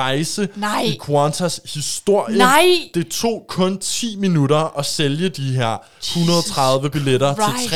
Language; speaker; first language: Danish; native; Danish